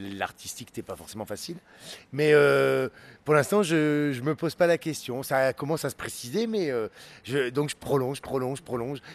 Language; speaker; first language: French; native; French